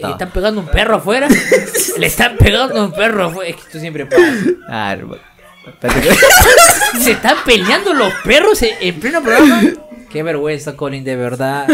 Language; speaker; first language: Spanish; native; Spanish